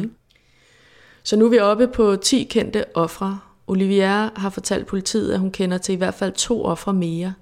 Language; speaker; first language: Danish; native; Danish